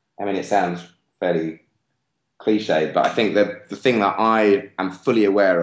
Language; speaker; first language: English; native; English